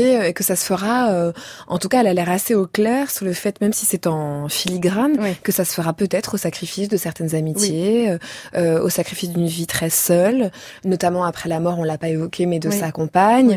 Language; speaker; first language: French; native; French